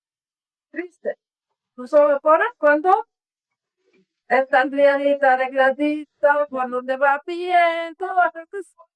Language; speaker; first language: Spanish; non-native, learner; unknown